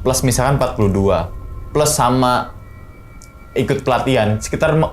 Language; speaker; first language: Indonesian; native; Indonesian